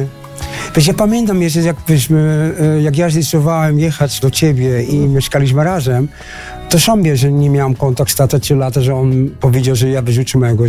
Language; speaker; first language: Polish; non-native, learner; Dutch